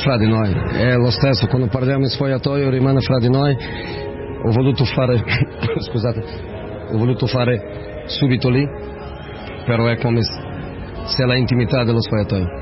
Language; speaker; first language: Italian; non-native, fluent; Portuguese